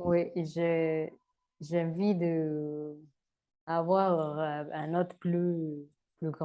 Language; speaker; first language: French; non-native, learner; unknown